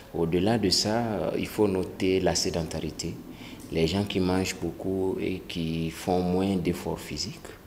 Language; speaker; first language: French; non-native, local second language; Bambara